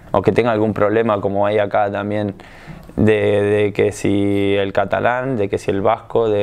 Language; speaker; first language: Spanish; native; Spanish